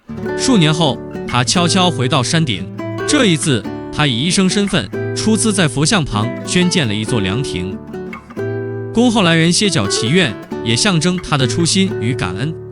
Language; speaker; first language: Chinese; native; Chinese